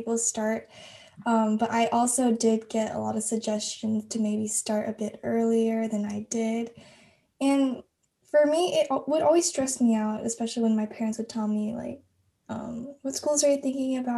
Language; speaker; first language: English; native; English